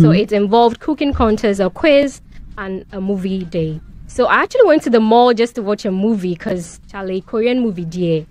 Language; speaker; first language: English; non-native, local second language; Akan